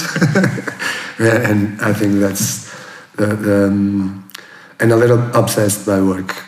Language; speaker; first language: English; non-native, fluent; Portuguese